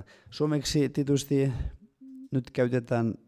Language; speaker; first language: Finnish; non-native, fluent; Spanish